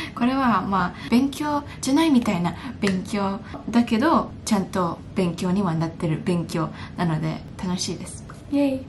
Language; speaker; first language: Japanese; non-native, fluent; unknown